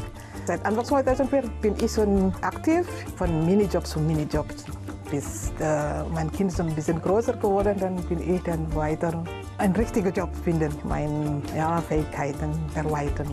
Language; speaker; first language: German; non-native, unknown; Indonesian